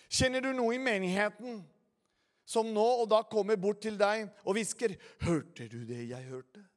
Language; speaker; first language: Norwegian; non-native, fluent; Spanish